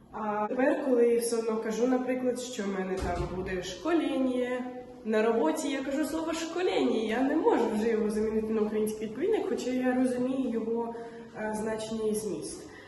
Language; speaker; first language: Ukrainian; non-native, local second language; Russian